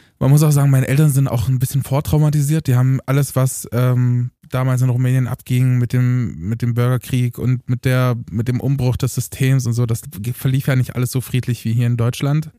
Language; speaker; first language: German; early bilingual, other home language; Romanian